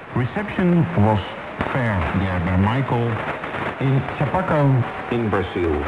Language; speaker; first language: English; non-native, fluent; Dutch